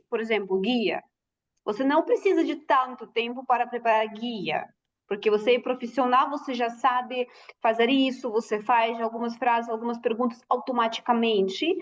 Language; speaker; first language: Portuguese; non-native, fluent; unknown